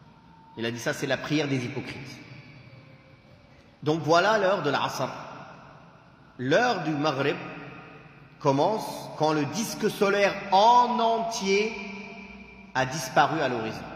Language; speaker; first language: French; native; French